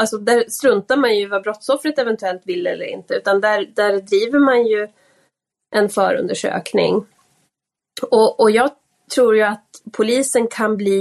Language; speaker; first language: Swedish; native; Swedish